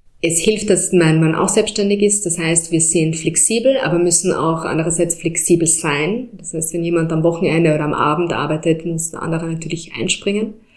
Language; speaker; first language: German; early bilingual, heritage; German